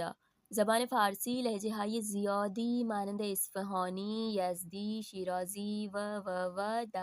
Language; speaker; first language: Persian; non-native, fluent; Urdu